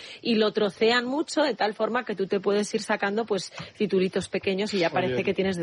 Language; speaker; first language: Spanish; native; Spanish